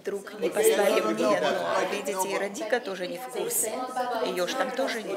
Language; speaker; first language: Russian; native; Russian